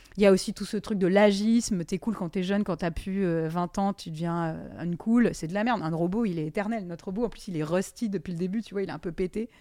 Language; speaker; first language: French; native; French